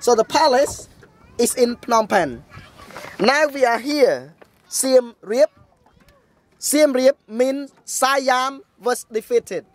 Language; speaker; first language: English; non-native, fluent; Khmer